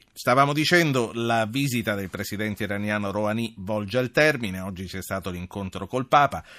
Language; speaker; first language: Italian; native; Italian